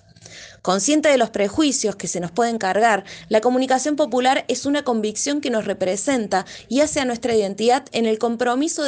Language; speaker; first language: Spanish; native; Spanish